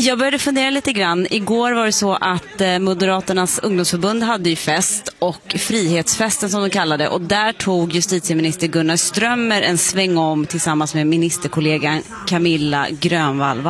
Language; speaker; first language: Swedish; native; Swedish